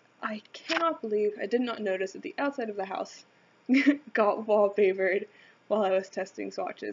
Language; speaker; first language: English; native; English